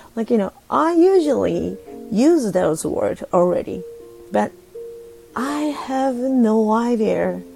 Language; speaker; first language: English; non-native, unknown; Japanese